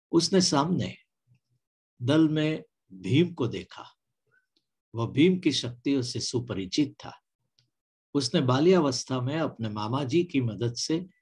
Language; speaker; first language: Hindi; non-native, local second language; Gujarati